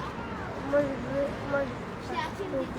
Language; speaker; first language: French; early bilingual, other home language; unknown